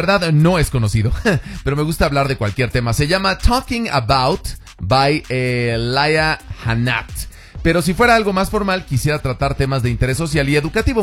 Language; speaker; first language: Spanish; native; Spanish